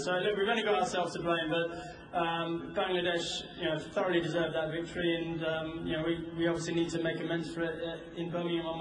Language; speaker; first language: English; native; English